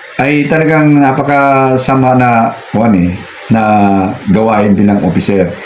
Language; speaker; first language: Filipino; native; Filipino